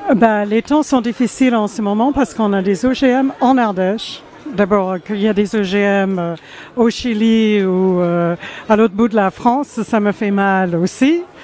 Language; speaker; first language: French; non-native, fluent; English